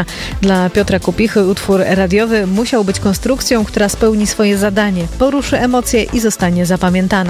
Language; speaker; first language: Polish; native; Polish